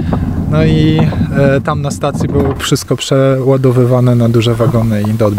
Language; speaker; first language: Polish; native; Polish